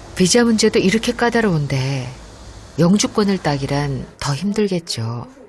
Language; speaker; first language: Korean; native; Korean